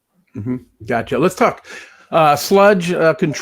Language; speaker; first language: English; native; English